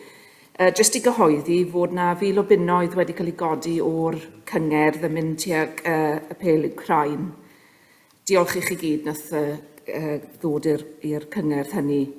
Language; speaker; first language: Welsh; native; Welsh